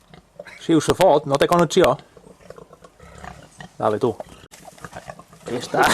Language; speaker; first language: Catalan; native; Catalan